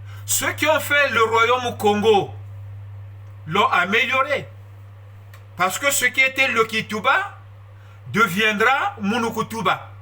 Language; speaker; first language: French; non-native, local second language; Kongo